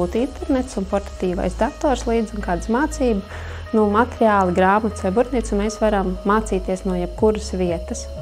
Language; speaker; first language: Latvian; native; Latvian